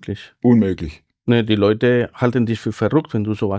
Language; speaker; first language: German; non-native, fluent; Spanish